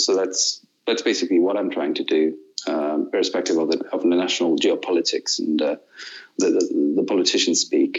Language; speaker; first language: English; non-native, fluent; Russian